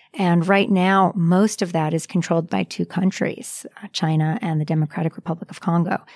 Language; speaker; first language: English; native; English